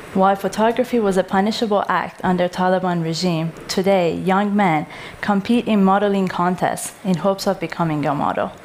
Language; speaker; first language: English; non-native, fluent; Persian